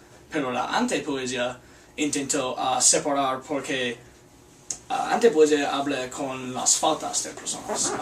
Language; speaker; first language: Spanish; non-native, learner; English